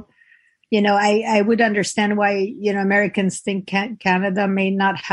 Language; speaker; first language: English; non-native, fluent; French